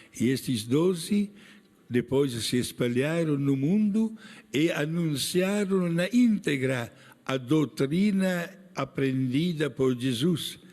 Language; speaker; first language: Portuguese; non-native, fluent; Italian